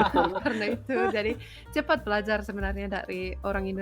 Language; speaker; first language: Indonesian; non-native, fluent; Finnish